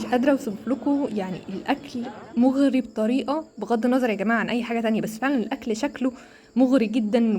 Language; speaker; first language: Arabic; native; Arabic